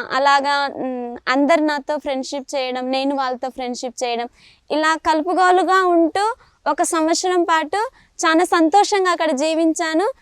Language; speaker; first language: Telugu; native; Telugu